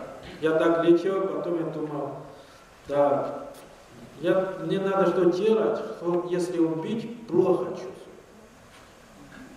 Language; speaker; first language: Russian; non-native, learner; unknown